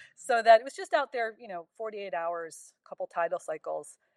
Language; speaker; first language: English; native; English